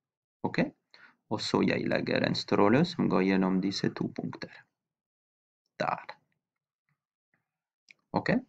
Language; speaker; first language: Norwegian; non-native, fluent; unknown